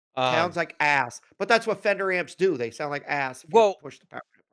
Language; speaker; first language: English; native; English